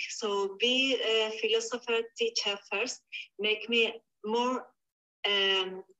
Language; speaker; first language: English; non-native, learner; Spanish